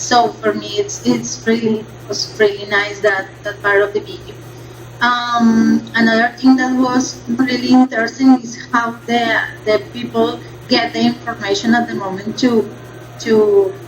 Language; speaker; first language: English; non-native, learner; Spanish